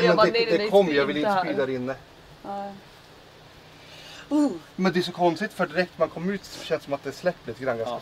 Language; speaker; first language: Swedish; native; Swedish